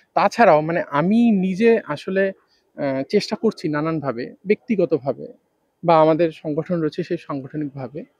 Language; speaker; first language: Bangla; non-native, local second language; Rangpuri